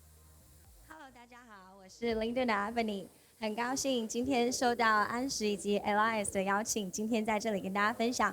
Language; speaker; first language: Chinese; native; Chinese